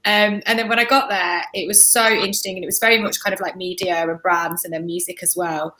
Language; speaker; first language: English; native; English